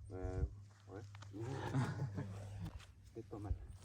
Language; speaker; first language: French; native; French